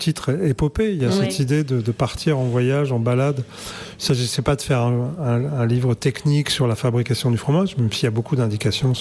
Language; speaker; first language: French; native; French